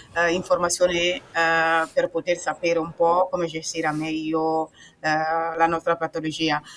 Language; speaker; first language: Italian; non-native, fluent; Mossi